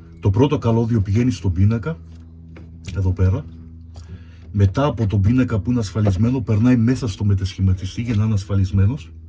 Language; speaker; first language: Greek; early bilingual, heritage; Greek